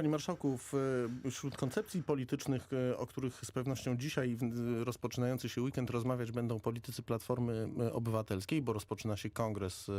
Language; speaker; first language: Polish; native; Polish